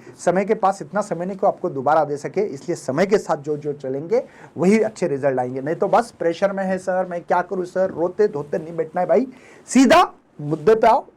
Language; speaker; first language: Hindi; non-native, local second language; Marathi